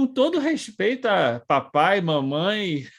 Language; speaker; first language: Portuguese; native; Portuguese